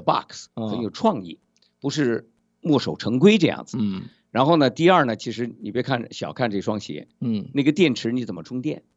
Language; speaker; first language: Chinese; native; Chinese